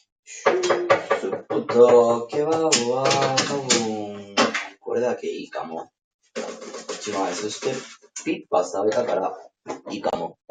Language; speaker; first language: Japanese; non-native, learner; Spanish